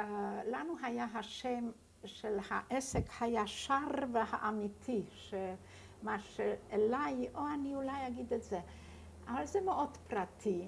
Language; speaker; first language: Hebrew; non-native, fluent; Yiddish